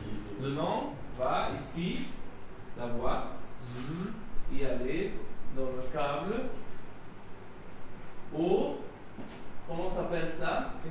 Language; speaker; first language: French; non-native, learner; German